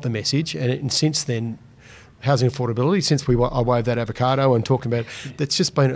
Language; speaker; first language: English; native; English